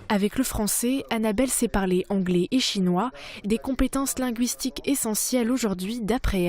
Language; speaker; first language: French; native; French